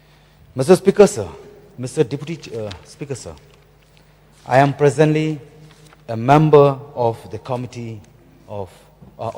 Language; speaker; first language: English; non-native, local second language; Khasi